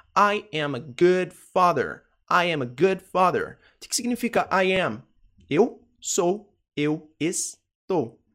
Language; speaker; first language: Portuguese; native; Portuguese